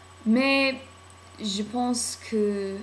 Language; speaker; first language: French; non-native, learner; English